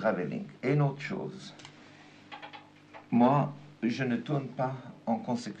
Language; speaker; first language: French; non-native, fluent; German